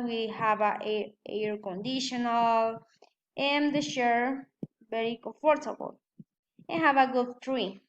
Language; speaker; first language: English; non-native, learner; Spanish